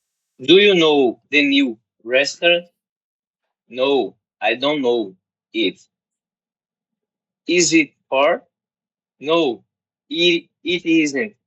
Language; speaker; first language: English; non-native, learner; Portuguese